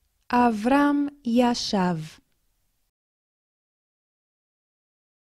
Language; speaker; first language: Hebrew; non-native, fluent; English